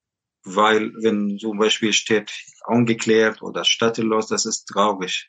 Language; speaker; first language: German; non-native, learner; Arabic